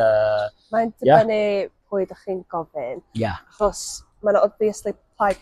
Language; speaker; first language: Welsh; non-native, local second language; English